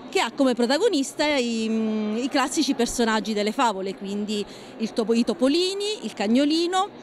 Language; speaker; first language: Italian; native; Italian